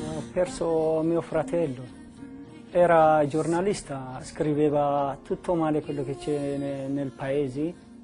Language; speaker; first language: Italian; non-native, fluent; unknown